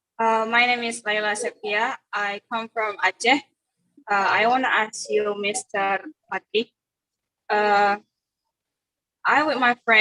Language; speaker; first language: English; non-native, learner; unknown